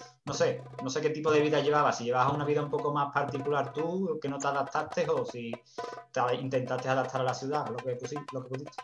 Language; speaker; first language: Spanish; native; Spanish